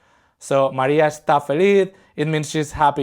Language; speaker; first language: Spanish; non-native, fluent; English